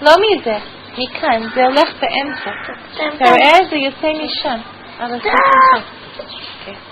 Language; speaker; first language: Hebrew; non-native, fluent; English